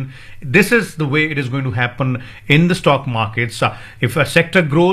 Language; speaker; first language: English; non-native, local second language; Hindi